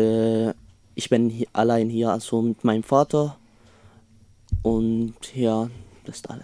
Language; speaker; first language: German; non-native, learner; Arabic